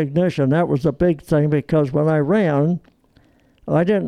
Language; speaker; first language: English; early bilingual, other home language; Italian